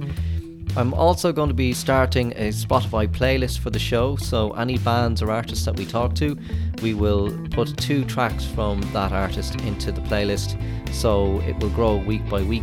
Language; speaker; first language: English; native; English